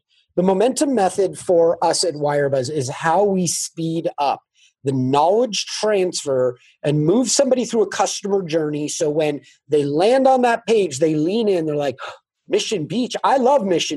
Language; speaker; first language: English; native; English